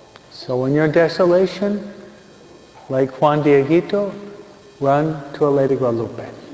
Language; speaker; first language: English; native; English